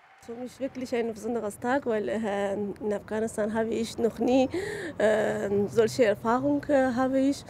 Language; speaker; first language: German; non-native, learner; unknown